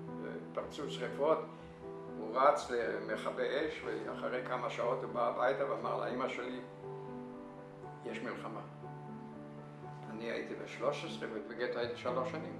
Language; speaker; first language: Hebrew; non-native, fluent; Yiddish